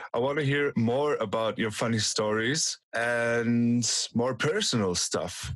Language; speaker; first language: English; non-native, fluent; German